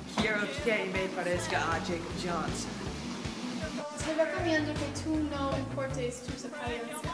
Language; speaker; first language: Spanish; non-native, learner; English